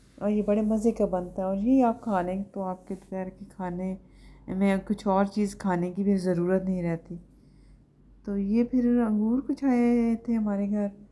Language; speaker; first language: Urdu; native; Urdu